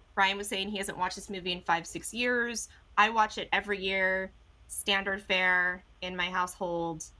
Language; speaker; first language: English; native; English